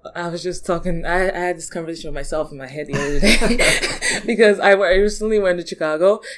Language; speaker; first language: English; early bilingual, other home language; Yoruba